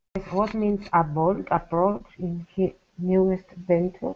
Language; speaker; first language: English; non-native, learner; Spanish